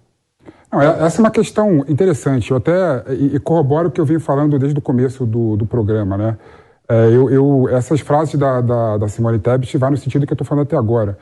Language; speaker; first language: Portuguese; native; Portuguese